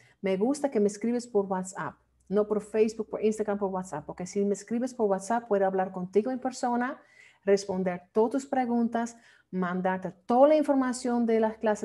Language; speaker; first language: Spanish; non-native, fluent; Dutch